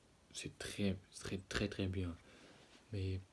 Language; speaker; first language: French; non-native, learner; German